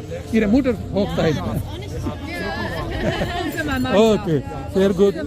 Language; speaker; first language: German; non-native, learner; Punjabi